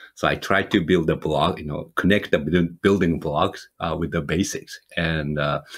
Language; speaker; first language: English; non-native, fluent; Japanese